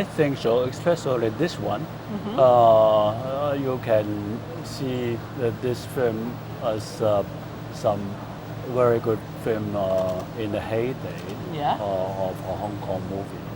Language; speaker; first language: English; non-native, fluent; Cantonese